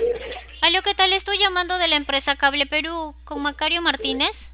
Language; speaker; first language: Spanish; native; Spanish